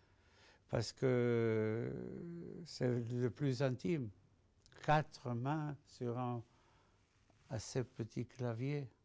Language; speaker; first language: French; non-native, fluent; Spanish